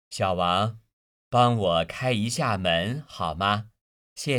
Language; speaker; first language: Chinese; native; Chinese